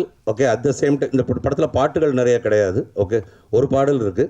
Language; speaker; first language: Tamil; native; Tamil